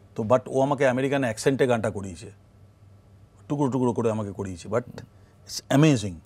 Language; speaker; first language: Bangla; native; Bangla